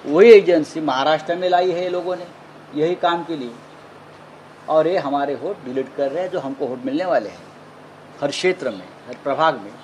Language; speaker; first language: Hindi; non-native, local second language; Marathi